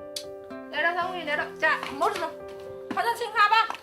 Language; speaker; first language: Korean; non-native, learner; Vietnamese